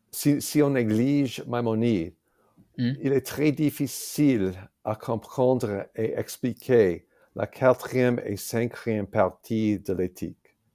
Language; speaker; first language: French; non-native, fluent; English